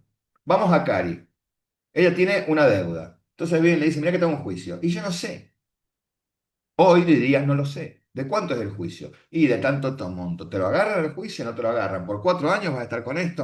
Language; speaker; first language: Spanish; native; Spanish